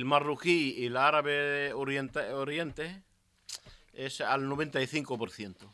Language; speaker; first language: Spanish; non-native, learner; Arabic